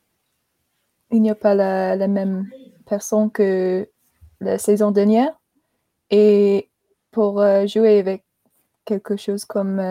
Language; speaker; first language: French; non-native, learner; English